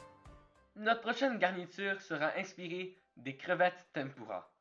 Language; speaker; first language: French; native; French